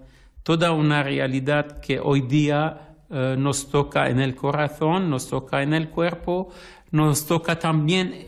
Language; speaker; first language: Spanish; non-native, fluent; Arabic